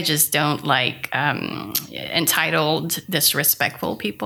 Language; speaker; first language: English; non-native, local second language; Filipino